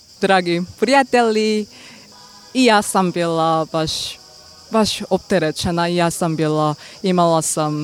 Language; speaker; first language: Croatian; non-native, learner; Korean